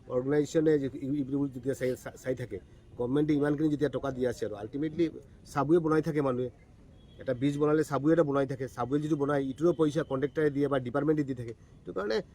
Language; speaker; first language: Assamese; non-native, local second language; Bangla